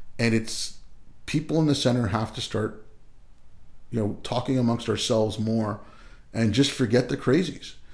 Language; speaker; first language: English; early bilingual, other home language; Urdu